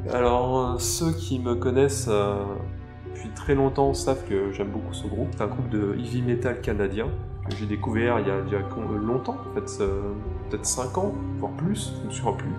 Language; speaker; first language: French; native; French